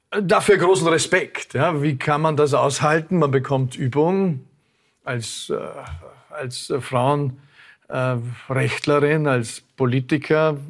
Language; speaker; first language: German; native; German